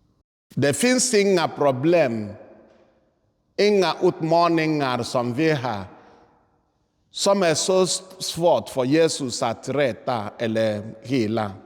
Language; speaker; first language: Swedish; non-native, fluent; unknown